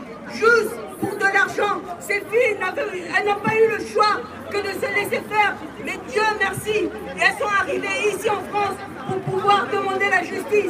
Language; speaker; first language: French; non-native, local second language; Lingala